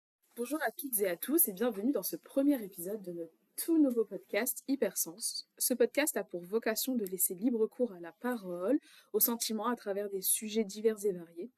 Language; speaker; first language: French; native; French